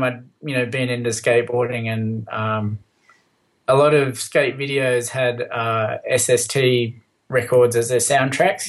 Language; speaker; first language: English; native; English